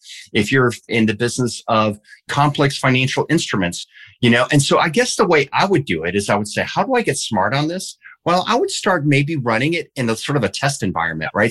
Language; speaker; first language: English; early bilingual, heritage; English